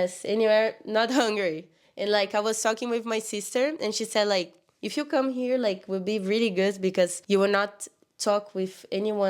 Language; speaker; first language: English; non-native, learner; Portuguese